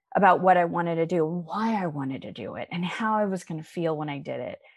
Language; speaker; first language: English; native; English